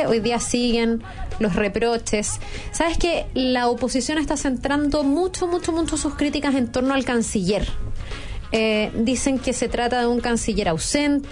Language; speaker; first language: Spanish; native; Spanish